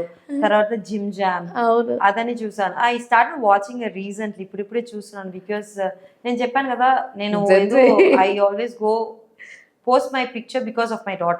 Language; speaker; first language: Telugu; non-native, learner; Tamil